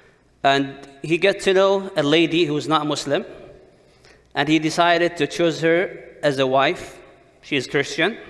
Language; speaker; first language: English; non-native, fluent; Arabic